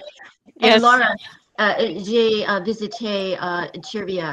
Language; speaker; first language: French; non-native, learner; English